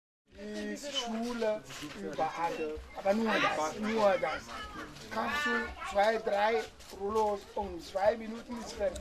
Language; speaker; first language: German; non-native, learner; Ewe